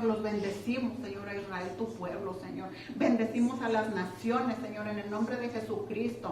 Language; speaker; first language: Spanish; native; Spanish